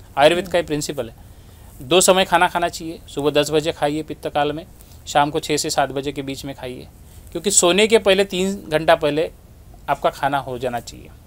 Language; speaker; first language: Hindi; non-native, local second language; Marathi